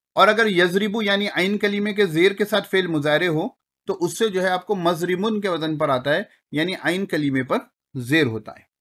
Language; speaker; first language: Urdu; native; Urdu